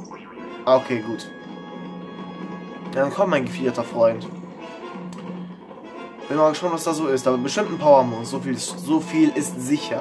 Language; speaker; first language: German; native; German